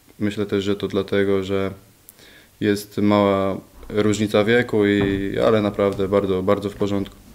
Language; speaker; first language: Polish; native; Polish